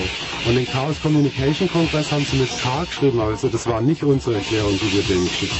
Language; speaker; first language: German; native; German